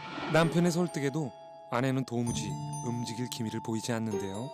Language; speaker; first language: Korean; native; Korean